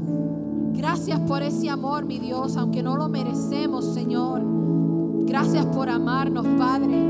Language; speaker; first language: Spanish; native; Spanish